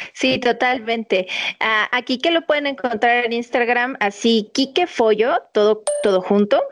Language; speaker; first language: Spanish; native; Spanish